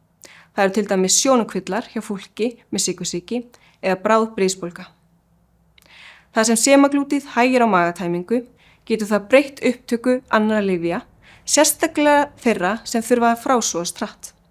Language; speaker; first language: Icelandic; native; Icelandic